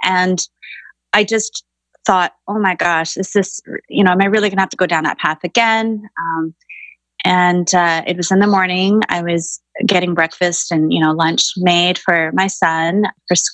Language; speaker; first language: English; native; English